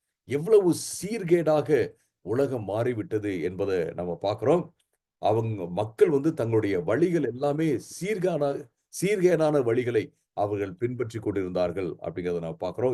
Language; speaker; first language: Tamil; native; Tamil